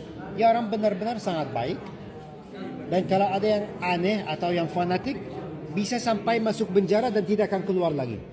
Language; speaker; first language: Indonesian; non-native, fluent; Arabic